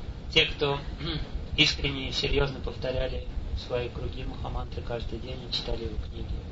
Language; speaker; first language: Russian; native; Russian